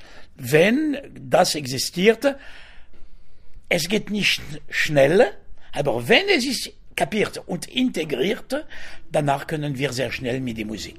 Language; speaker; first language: German; non-native, fluent; French